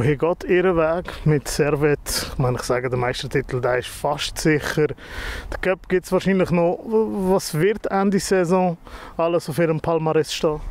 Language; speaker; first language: German; native; German